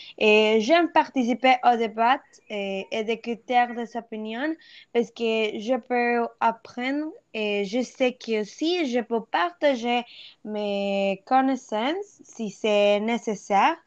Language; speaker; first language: French; non-native, learner; Spanish